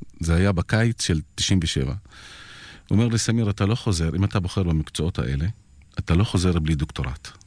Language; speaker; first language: Hebrew; non-native, local second language; Arabic